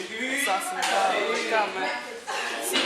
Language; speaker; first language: French; non-native, local second language; Dutch